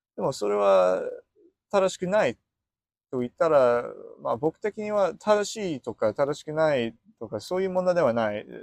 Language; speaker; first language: Japanese; non-native, fluent; English